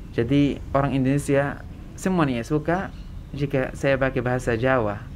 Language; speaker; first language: Indonesian; non-native, fluent; Arabic